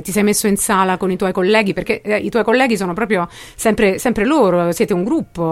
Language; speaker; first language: Italian; native; Italian